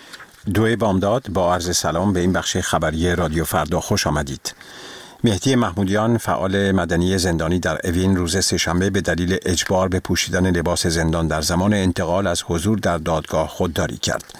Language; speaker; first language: Persian; native; Persian